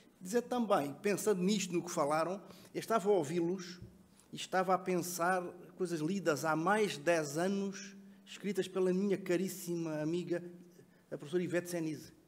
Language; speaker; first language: Portuguese; native; Portuguese